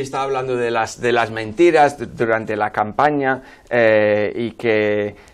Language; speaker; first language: Spanish; non-native, fluent; English